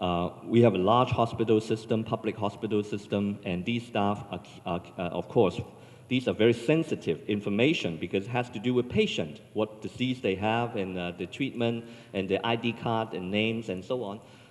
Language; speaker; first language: English; non-native, local second language; Cantonese